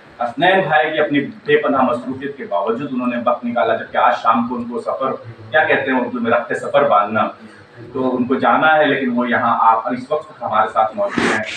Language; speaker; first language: Urdu; non-native, local second language; Konkani